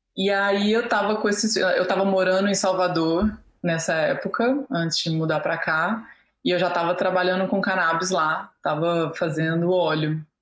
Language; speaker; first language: Portuguese; native; Portuguese